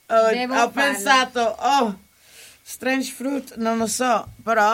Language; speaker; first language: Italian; non-native, learner; English